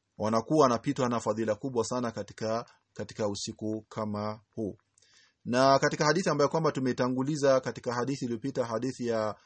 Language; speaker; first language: Swahili; native; Swahili